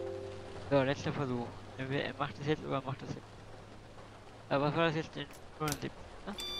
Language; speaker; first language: German; native; German